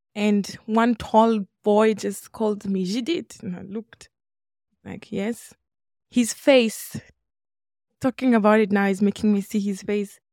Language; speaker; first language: English; non-native, local second language; Swahili